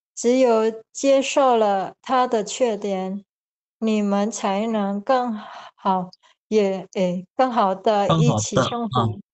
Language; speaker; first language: Chinese; non-native, learner; Indonesian